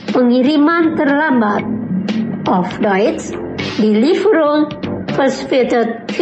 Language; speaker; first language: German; non-native, fluent; Indonesian